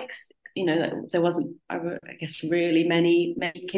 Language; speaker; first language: English; native; English